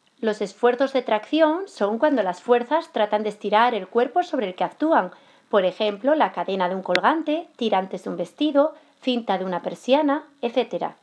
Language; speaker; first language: Spanish; native; Spanish